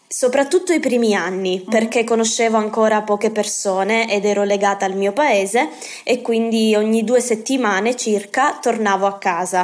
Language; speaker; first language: Italian; native; Italian